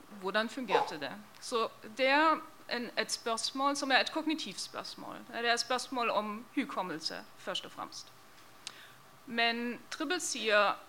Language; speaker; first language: Norwegian; non-native, fluent; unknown